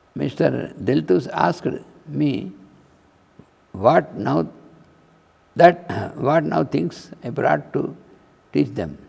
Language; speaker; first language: English; non-native, local second language; Telugu